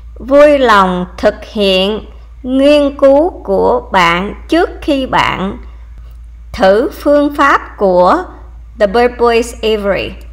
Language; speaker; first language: Vietnamese; early bilingual, heritage; Vietnamese